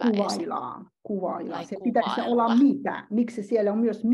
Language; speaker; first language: Finnish; non-native, learner; Chinese